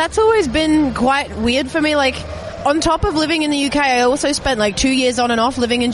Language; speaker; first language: English; native; English